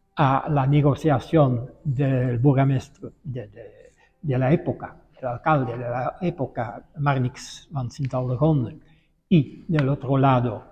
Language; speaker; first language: Spanish; non-native, fluent; Dutch